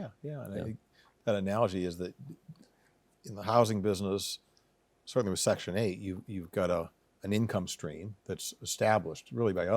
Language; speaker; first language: English; native; English